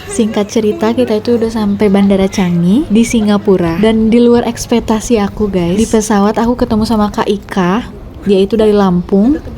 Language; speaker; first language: Indonesian; native; Indonesian